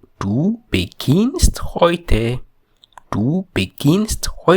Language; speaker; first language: German; non-native, fluent; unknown